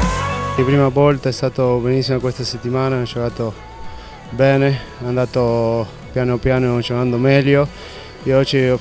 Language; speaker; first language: Italian; non-native, fluent; Spanish